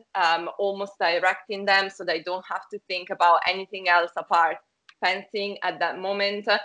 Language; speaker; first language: English; non-native, fluent; Italian